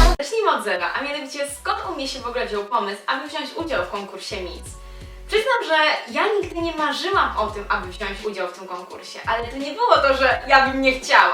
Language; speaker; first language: Polish; native; Polish